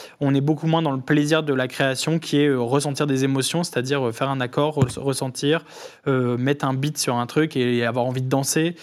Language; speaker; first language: French; native; French